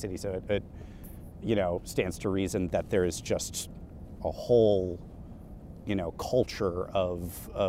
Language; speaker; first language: English; native; English